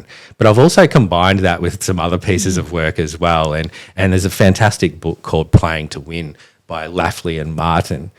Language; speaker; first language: English; native; English